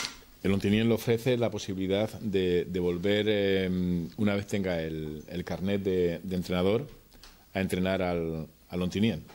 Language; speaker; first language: Spanish; native; Spanish